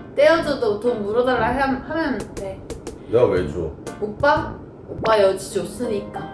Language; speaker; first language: Korean; native; Korean